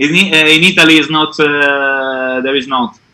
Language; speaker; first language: English; non-native, learner; Italian